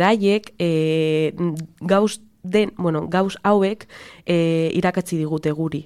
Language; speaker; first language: Basque; non-native, local second language; Spanish